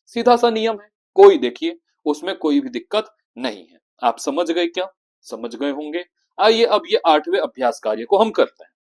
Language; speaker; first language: Hindi; native; Hindi